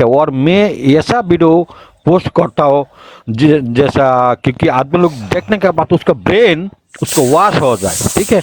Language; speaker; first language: Hindi; non-native, learner; Bangla